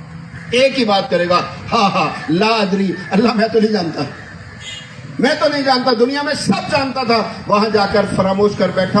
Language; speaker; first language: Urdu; non-native, local second language; Punjabi